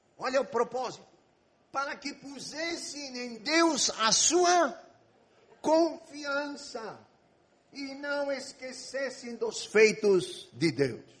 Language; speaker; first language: Portuguese; non-native, fluent; Greek